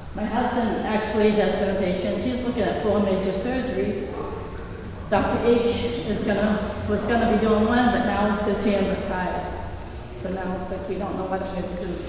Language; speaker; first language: English; native; English